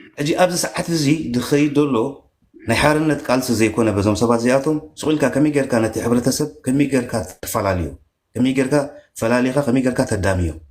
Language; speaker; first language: Tigrinya; native; Tigrinya